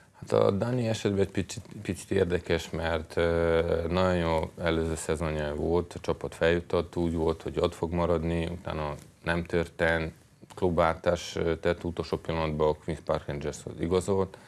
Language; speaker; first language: Hungarian; non-native, fluent; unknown